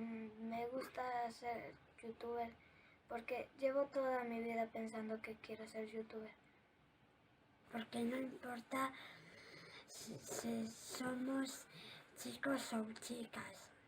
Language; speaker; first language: Spanish; non-native, local second language; Galician